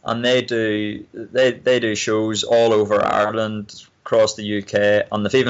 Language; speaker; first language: English; native; English